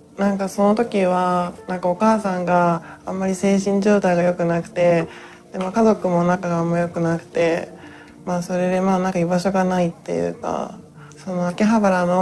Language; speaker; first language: Japanese; native; Japanese